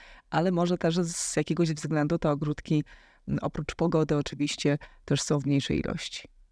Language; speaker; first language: Polish; native; Polish